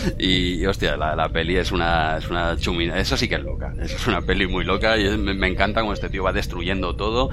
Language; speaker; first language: Spanish; native; Spanish